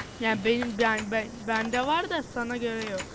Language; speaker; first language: Turkish; native; Turkish